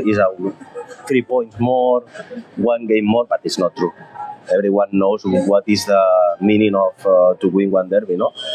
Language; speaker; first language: English; non-native, fluent; Spanish